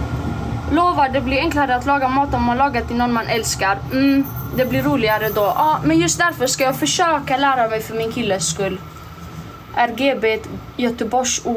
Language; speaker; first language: Swedish; early bilingual, other home language; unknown